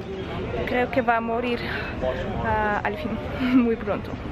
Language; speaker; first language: Spanish; non-native, fluent; Russian